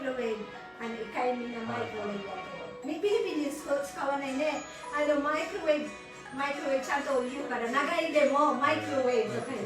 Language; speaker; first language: Japanese; non-native, learner; Filipino